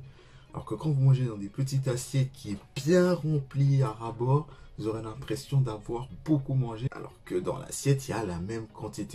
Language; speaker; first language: French; native; French